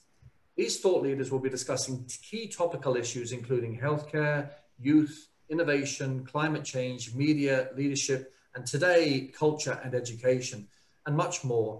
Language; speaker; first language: English; native; English